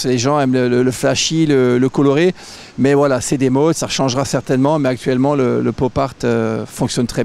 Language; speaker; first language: French; native; French